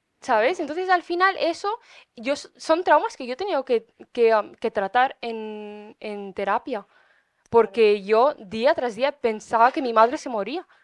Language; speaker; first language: Spanish; early bilingual, other home language; Arabic